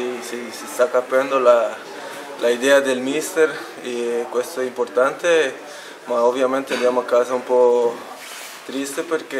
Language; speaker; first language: Italian; non-native, fluent; Spanish